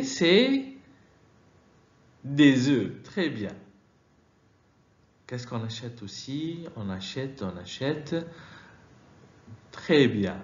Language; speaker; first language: French; non-native, fluent; Arabic